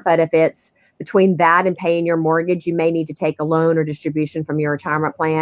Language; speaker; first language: English; native; English